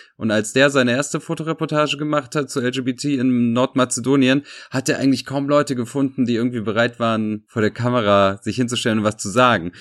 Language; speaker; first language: German; early bilingual, other home language; Serbian